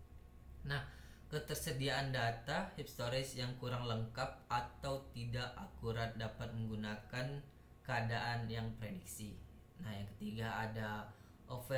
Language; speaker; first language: Indonesian; native; Indonesian